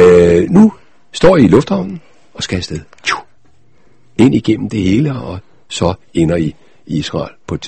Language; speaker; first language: Danish; native; Danish